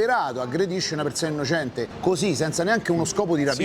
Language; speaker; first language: Italian; native; Italian